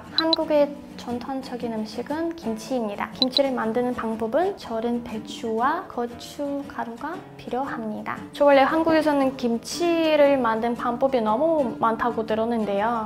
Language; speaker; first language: Korean; non-native, fluent; Russian